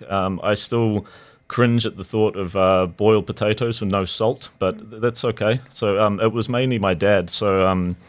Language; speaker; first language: English; native; English